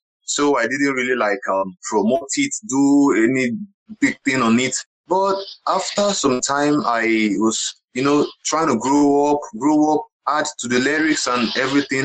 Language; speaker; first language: English; non-native, local second language; Igbo